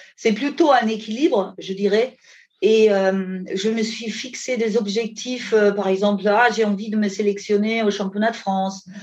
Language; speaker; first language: French; non-native, fluent; German